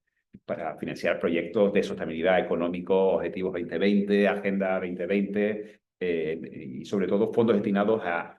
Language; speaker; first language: Spanish; native; Spanish